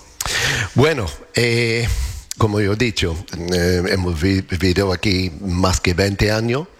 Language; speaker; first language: Spanish; non-native, learner; English